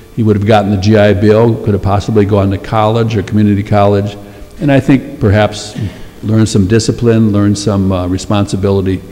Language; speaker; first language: English; native; English